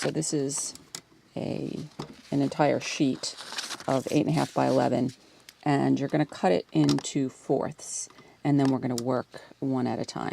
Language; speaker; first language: English; native; English